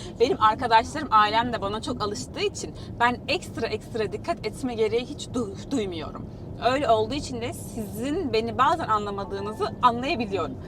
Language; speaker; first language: Turkish; native; Turkish